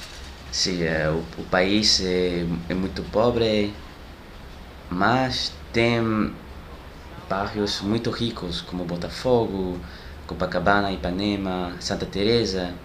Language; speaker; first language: Portuguese; non-native, learner; French